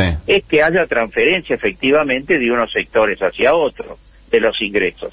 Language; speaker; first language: Spanish; native; Spanish